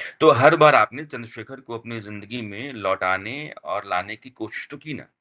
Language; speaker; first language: Hindi; native; Hindi